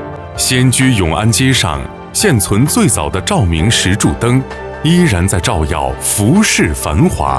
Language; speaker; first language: Chinese; native; Chinese